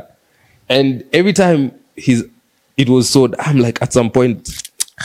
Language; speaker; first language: English; non-native, local second language; Swahili